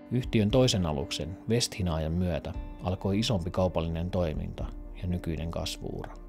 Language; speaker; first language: Finnish; native; Finnish